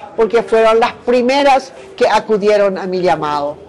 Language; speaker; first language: Spanish; native; Spanish